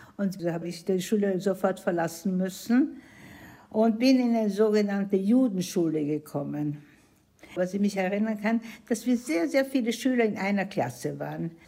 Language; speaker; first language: German; native; German